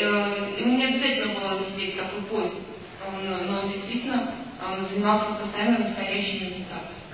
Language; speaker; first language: Russian; native; Russian